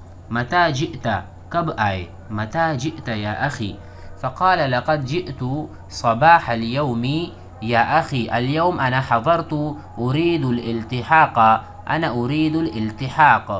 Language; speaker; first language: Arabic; non-native, fluent; Urdu